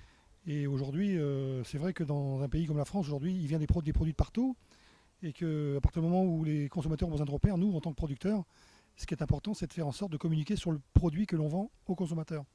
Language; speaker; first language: French; native; French